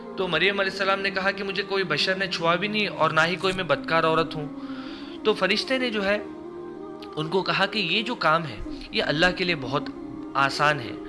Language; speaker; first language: Urdu; native; Urdu